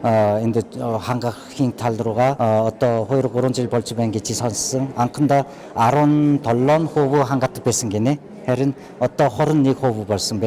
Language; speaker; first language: Mongolian; non-native, fluent; Korean